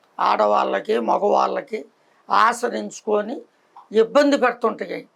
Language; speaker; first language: Telugu; non-native, local second language; Koya